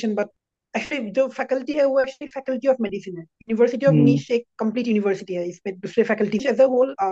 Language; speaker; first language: Hindi; non-native, local second language; Assamese